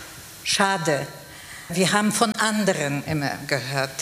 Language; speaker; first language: German; non-native, fluent; Polish